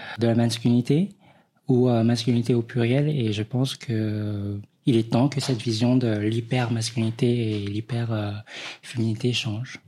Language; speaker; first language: French; early bilingual, other home language; Vietnamese